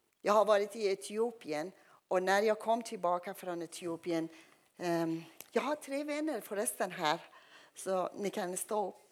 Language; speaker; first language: Swedish; non-native, fluent; Persian